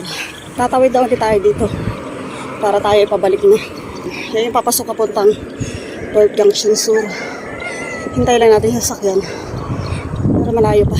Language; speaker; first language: Filipino; native; Filipino